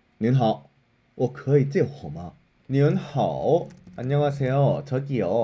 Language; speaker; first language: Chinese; non-native, fluent; Korean